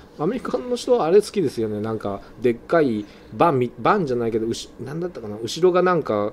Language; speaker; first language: Japanese; native; Japanese